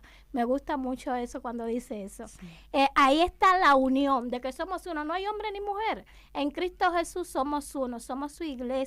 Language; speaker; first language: Spanish; native; Spanish